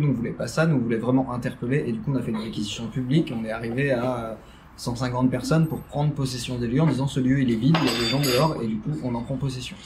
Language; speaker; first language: French; native; French